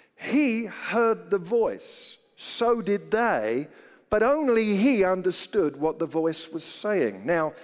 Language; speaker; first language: English; native; English